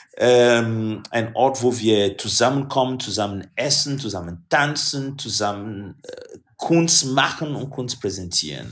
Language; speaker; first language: German; non-native, fluent; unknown